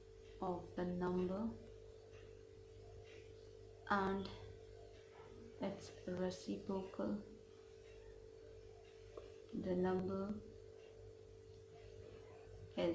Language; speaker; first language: English; non-native, local second language; Hindi